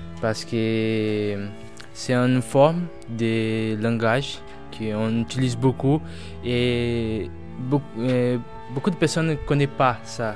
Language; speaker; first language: French; non-native, learner; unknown